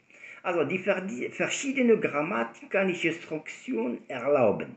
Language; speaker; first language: German; non-native, fluent; Arabic